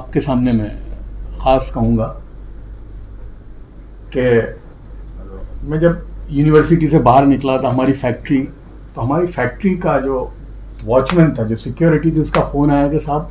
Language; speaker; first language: Hindi; native; Hindi